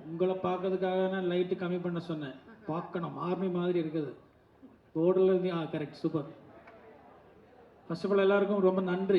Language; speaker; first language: Tamil; non-native, learner; Malayalam